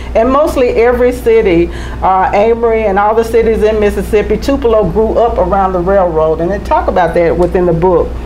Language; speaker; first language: English; native; English